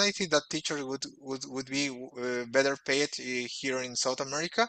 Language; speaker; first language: English; non-native, fluent; Portuguese